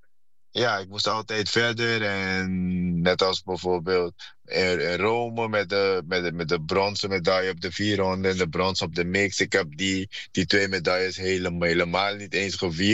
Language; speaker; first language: Dutch; non-native, fluent; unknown